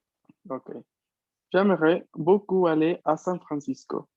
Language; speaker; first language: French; non-native, fluent; Spanish